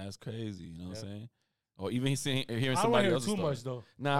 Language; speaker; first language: English; native; English